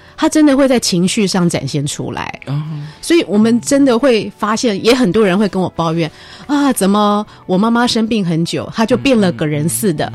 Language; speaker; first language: Chinese; early bilingual, heritage; Chinese